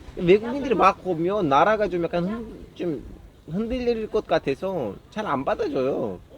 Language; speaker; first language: Korean; non-native, fluent; Turkish